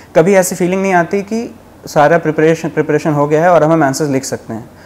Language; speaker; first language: Hindi; native; Hindi